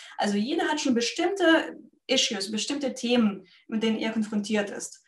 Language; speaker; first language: German; non-native, fluent; Russian